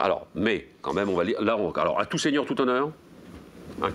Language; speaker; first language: French; native; French